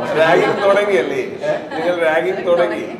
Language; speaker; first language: Malayalam; non-native, learner; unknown